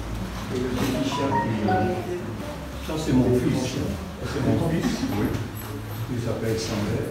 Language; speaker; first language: French; non-native, local second language; Dutch